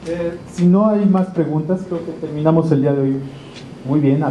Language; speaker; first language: Spanish; native; Spanish